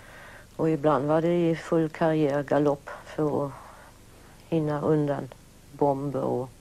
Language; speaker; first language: Swedish; early bilingual, other home language; German